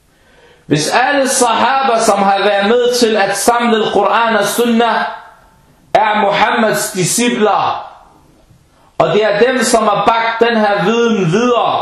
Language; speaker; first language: Danish; early bilingual, other home language; Arabic